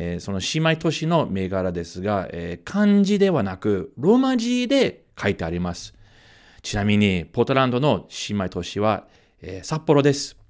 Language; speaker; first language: Japanese; non-native, fluent; English